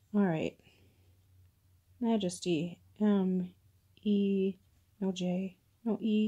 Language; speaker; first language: English; native; English